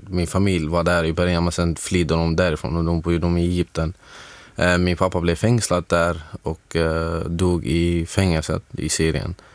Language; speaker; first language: Swedish; non-native, fluent; Arabic